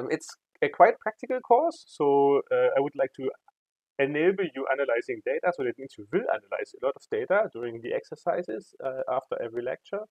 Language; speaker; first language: English; non-native, fluent; German